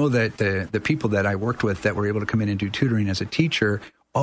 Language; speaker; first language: English; native; English